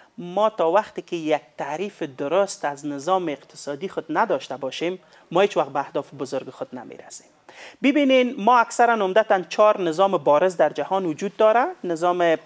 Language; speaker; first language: Persian; native; Persian